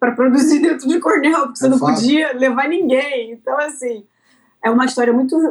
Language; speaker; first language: Portuguese; native; Portuguese